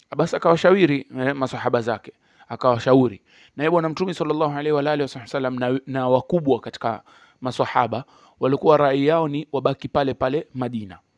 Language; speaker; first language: Swahili; native; Swahili